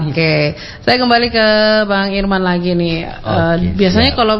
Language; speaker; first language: Indonesian; native; Indonesian